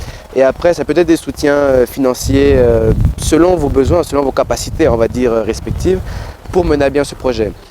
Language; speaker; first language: French; non-native, local second language; Lingala